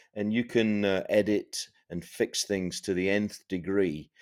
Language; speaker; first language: English; native; English